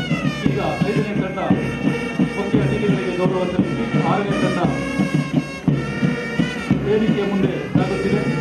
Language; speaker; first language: Kannada; native; Kannada